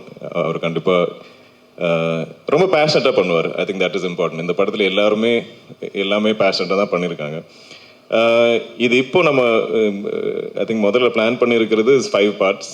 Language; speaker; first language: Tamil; non-native, local second language; Malayalam